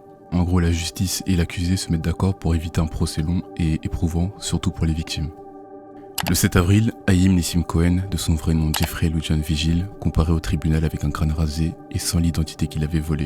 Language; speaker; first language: French; native; French